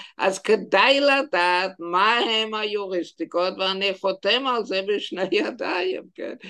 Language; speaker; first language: Hebrew; non-native, fluent; English